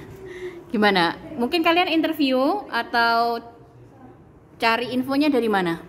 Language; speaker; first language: Indonesian; native; Indonesian